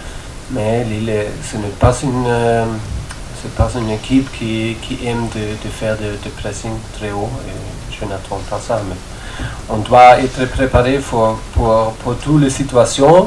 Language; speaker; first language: French; non-native, fluent; German